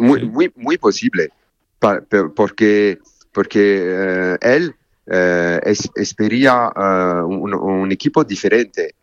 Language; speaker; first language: Spanish; non-native, learner; French